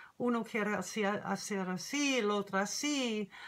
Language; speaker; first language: Spanish; non-native, learner; English